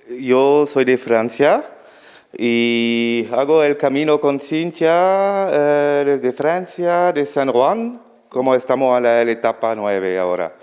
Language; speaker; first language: Spanish; non-native, fluent; French